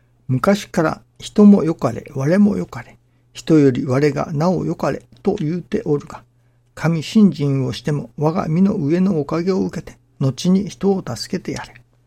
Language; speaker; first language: Japanese; native; Japanese